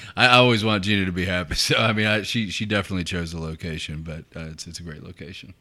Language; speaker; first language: English; native; English